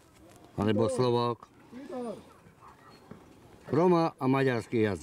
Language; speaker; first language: Slovak; non-native, local second language; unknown